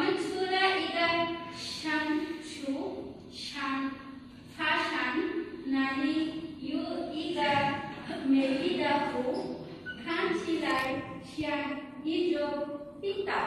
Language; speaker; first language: Chinese; non-native, learner; Bangla